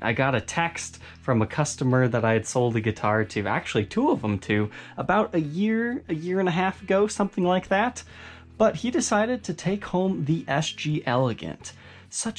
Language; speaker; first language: English; native; English